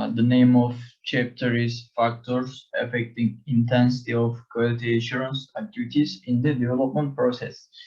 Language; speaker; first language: English; non-native, learner; Turkish